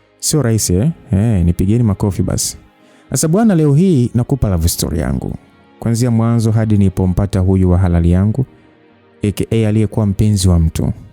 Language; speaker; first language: Swahili; native; Swahili